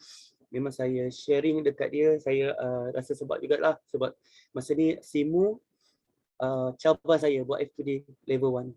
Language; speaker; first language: Malay; native; Malay